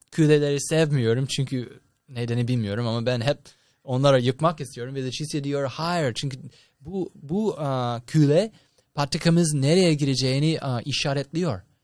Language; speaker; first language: Turkish; non-native, fluent; English